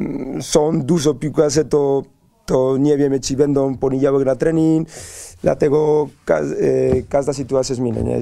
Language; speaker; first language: Polish; non-native, learner; Spanish